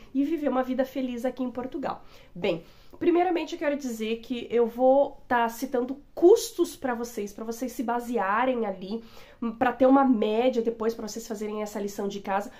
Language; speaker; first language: Portuguese; native; Portuguese